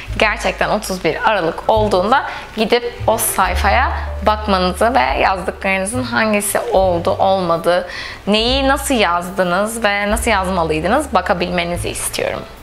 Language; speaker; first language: Turkish; native; Turkish